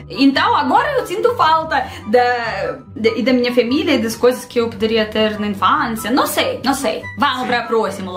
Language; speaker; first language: Portuguese; non-native, learner; Russian